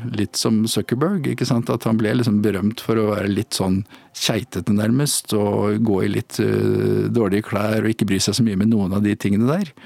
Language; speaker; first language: Norwegian; native; Norwegian